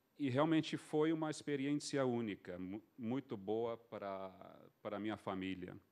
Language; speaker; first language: Portuguese; non-native, fluent; English